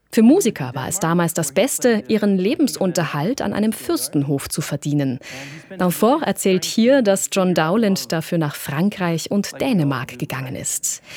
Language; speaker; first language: German; native; German